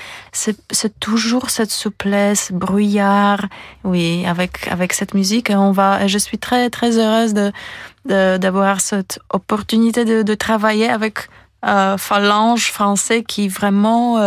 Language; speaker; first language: French; non-native, fluent; Polish